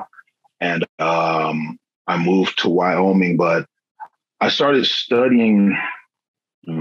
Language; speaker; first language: English; native; English